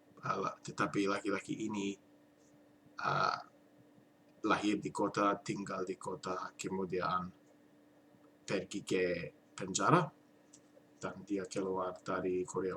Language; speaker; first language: Indonesian; non-native, learner; English